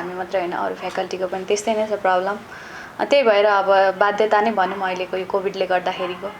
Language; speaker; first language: Nepali; native; Nepali